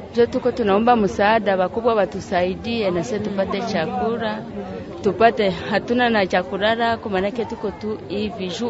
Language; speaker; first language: Swahili; non-native, local second language; Kinyarwanda